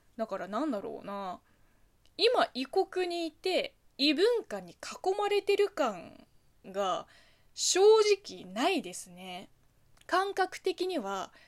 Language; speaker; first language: Japanese; non-native, fluent; Chinese